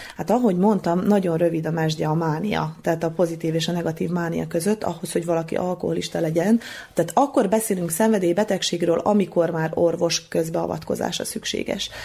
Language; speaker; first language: Hungarian; native; Hungarian